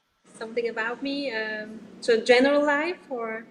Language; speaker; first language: English; non-native, learner; Italian